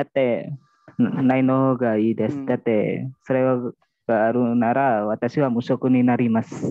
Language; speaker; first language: Japanese; non-native, learner; Indonesian